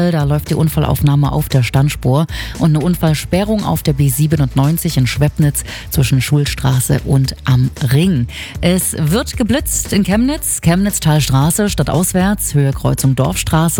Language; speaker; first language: German; native; German